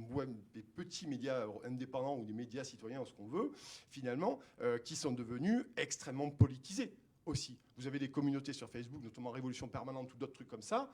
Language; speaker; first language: French; native; French